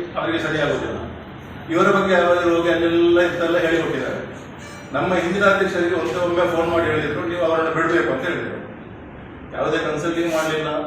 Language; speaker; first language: Kannada; non-native, local second language; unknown